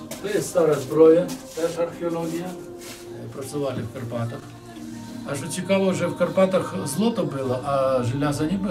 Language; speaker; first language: Polish; non-native, learner; Ukrainian